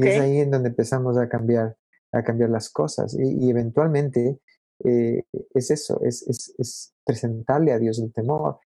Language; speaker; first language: Spanish; native; Spanish